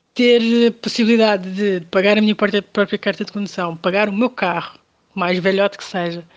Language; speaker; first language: Portuguese; early bilingual, other home language; Kabuverdianu